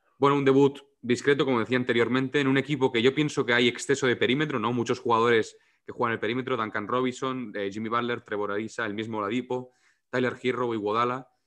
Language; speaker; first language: Spanish; non-native, local second language; Catalan